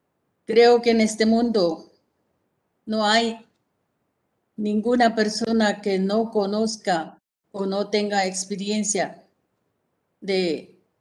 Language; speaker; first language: Spanish; non-native, fluent; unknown